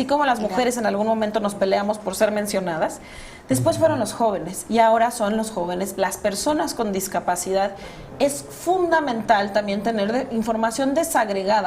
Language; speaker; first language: Spanish; native; Spanish